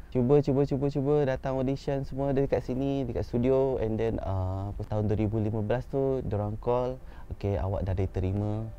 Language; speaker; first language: Malay; non-native, local second language; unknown